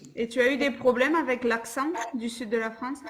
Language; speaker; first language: French; native; French